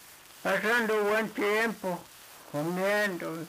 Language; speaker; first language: Spanish; non-native, local second language; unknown